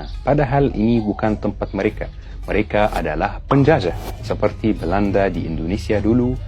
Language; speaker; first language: Indonesian; non-native, fluent; Arabic